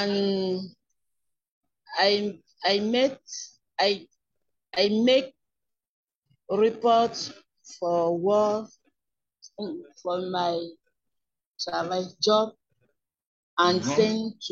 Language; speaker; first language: English; non-native, learner; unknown